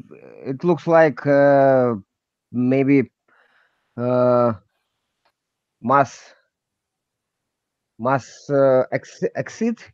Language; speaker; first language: English; non-native, learner; Russian